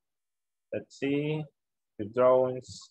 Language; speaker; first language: English; non-native, learner; Spanish